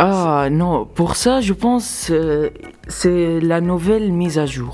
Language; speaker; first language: French; non-native, local second language; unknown